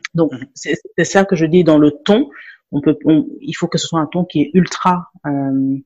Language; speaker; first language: French; non-native, local second language; Wolof